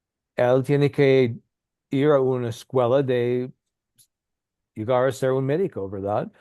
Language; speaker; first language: Spanish; non-native, learner; English